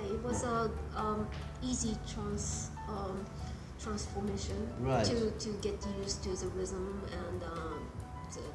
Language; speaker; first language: English; non-native, fluent; Japanese